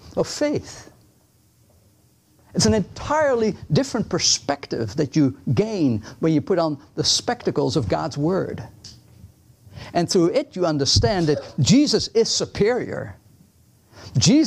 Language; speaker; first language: English; non-native, fluent; Dutch